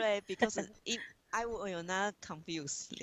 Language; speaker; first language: English; non-native, learner; Chinese